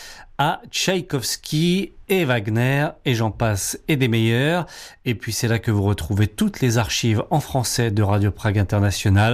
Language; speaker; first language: French; native; French